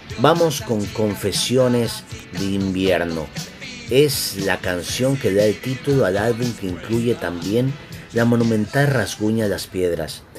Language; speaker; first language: Spanish; native; Spanish